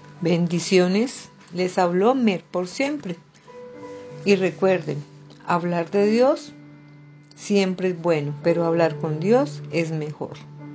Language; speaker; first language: Spanish; native; Spanish